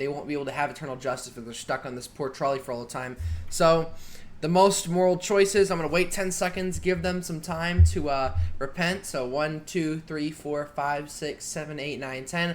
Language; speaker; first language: English; native; English